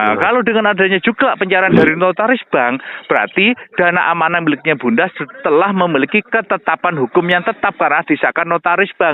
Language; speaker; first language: Indonesian; non-native, local second language; Javanese